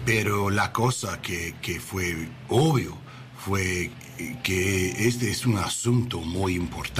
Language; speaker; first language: Spanish; non-native, learner; English